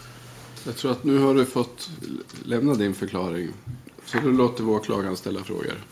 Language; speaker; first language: Swedish; native; Swedish